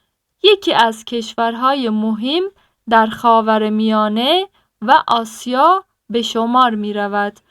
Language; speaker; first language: Persian; non-native, fluent; Turkish